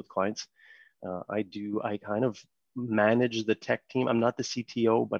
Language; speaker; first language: English; non-native, fluent; French